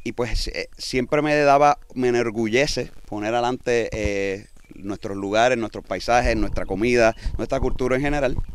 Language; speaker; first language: Spanish; native; Spanish